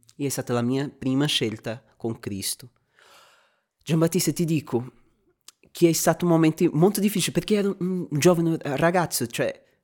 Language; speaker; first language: Italian; non-native, fluent; Portuguese